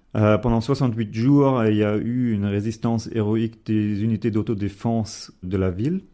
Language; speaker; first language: French; non-native, fluent; German